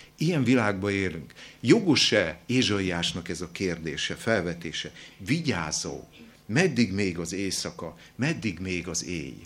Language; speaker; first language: Hungarian; native; Hungarian